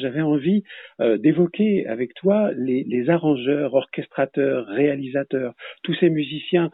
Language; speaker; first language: French; native; French